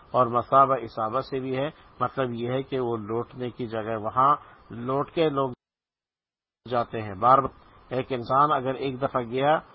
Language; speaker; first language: Urdu; native; Urdu